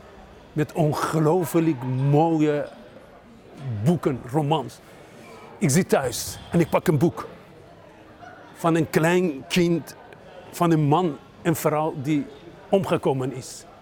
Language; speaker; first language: Dutch; non-native, fluent; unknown